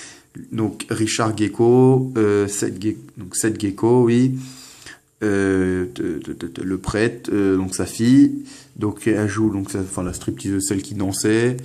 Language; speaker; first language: French; native; French